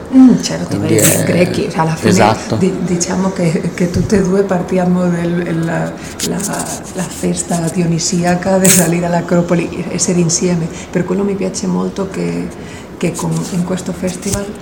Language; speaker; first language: Italian; non-native, learner; Spanish